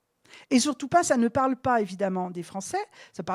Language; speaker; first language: French; native; French